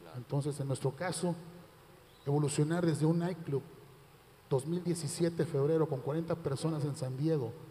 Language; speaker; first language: Spanish; native; Spanish